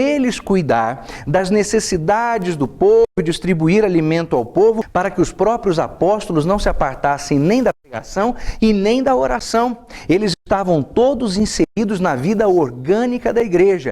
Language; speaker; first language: Portuguese; native; Portuguese